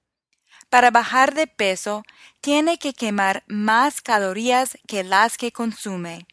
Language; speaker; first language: Spanish; non-native, fluent; English